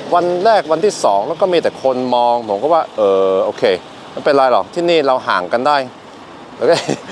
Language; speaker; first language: Thai; non-native, fluent; Norwegian